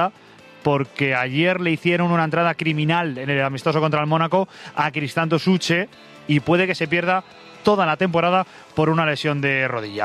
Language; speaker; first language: Spanish; native; Spanish